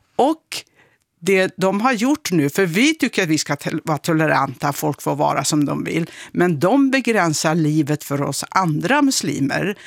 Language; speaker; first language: Swedish; early bilingual, other home language; Kurdish